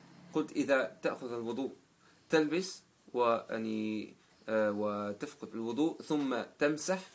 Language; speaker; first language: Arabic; non-native, learner; German